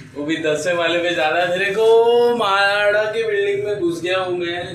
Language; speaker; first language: Hindi; non-native, local second language; Marathi